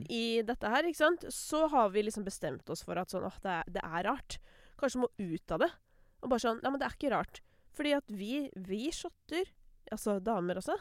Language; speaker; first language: Norwegian; native; Norwegian